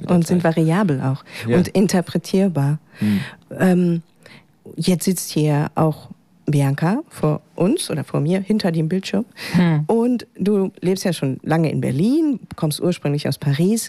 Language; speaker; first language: German; native; German